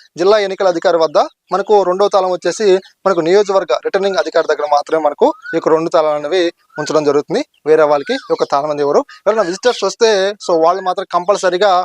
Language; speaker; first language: Telugu; native; Telugu